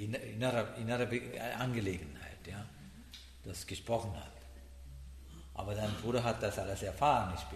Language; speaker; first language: German; non-native, learner; Sinhala